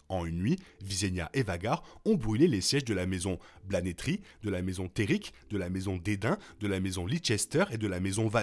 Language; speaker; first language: French; native; French